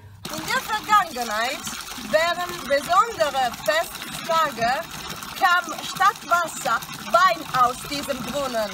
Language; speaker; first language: German; non-native, fluent; Italian